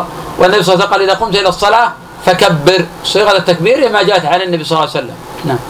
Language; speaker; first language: Arabic; native; Arabic